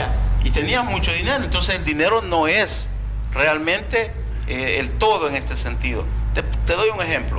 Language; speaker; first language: Spanish; native; Spanish